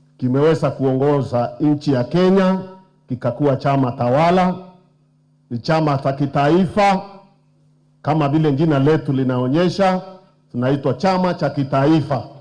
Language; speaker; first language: Swahili; non-native, local second language; Meru